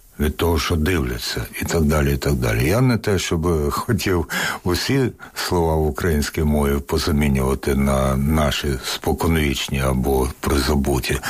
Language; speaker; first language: Ukrainian; non-native, local second language; Russian